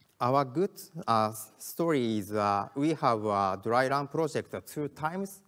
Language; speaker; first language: English; non-native, learner; Japanese